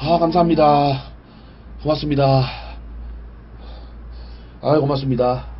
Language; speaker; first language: Korean; native; Korean